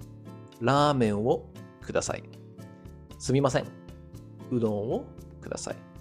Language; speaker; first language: Japanese; non-native, fluent; English